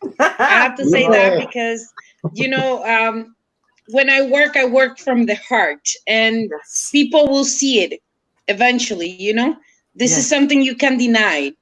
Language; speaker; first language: English; non-native, fluent; Spanish